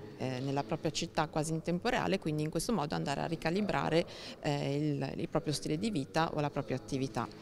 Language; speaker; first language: Italian; native; Italian